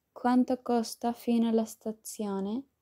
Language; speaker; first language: Italian; non-native, learner; Spanish